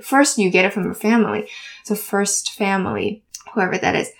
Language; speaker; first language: English; early bilingual, other home language; Chinese